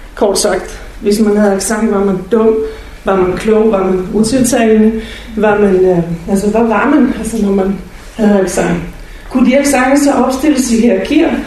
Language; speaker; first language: Danish; non-native, fluent; Bulgarian